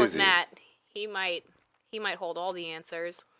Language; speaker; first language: English; native; English